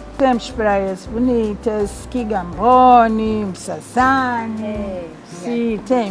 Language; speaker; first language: Portuguese; non-native, fluent; Swahili